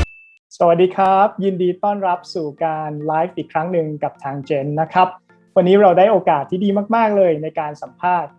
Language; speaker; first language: Thai; native; Thai